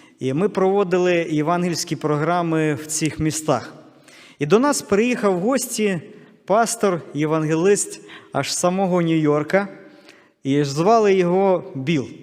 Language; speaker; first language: Ukrainian; non-native, local second language; Russian